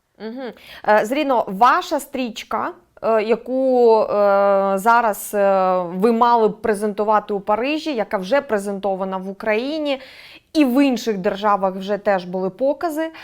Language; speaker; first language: Ukrainian; native; Ukrainian